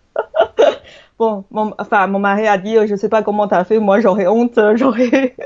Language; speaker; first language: French; non-native, fluent; Chinese